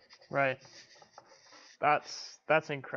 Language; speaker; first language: English; native; English